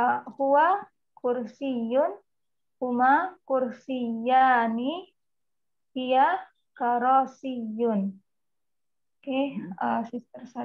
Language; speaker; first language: Arabic; non-native, fluent; Indonesian